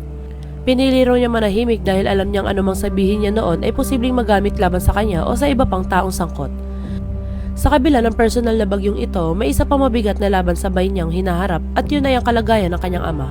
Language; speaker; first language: Filipino; native; Filipino